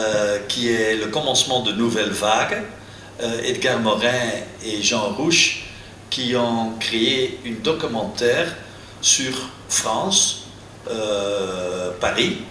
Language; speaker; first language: French; non-native, local second language; Dutch